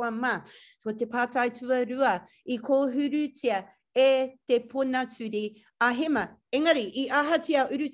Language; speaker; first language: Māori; non-native, local second language; English